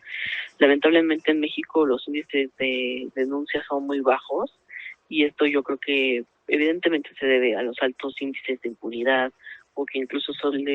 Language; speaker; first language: Spanish; native; Spanish